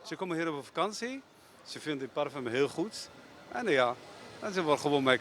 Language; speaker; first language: Dutch; non-native, fluent; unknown